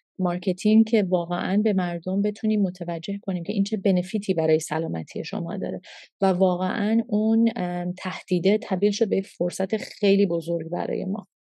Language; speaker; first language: Persian; early bilingual, heritage; Persian